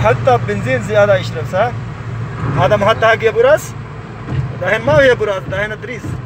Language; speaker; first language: Arabic; non-native, learner; Urdu